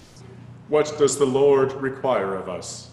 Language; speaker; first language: English; native; English